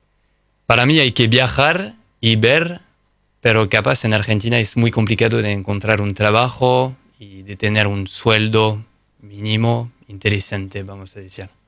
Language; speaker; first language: Spanish; non-native, fluent; French